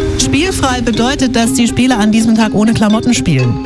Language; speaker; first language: German; native; German